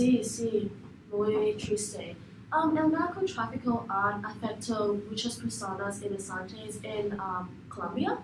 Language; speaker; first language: Spanish; non-native, learner; English